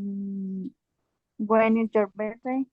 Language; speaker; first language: English; non-native, learner; Spanish